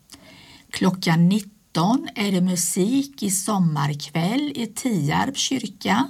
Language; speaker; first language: Swedish; native; Swedish